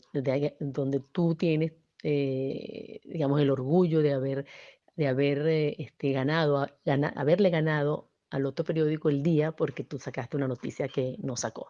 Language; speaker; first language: Spanish; native; Spanish